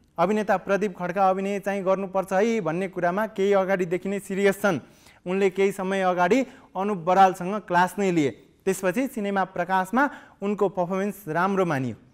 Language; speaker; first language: Nepali; native; Nepali